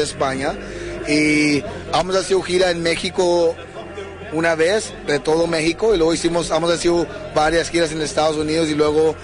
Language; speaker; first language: Spanish; early bilingual, heritage; English